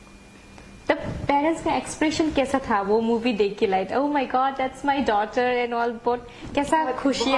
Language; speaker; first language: Hindi; non-native, local second language; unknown